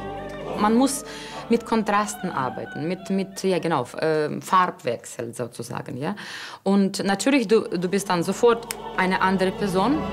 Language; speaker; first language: German; non-native, fluent; Russian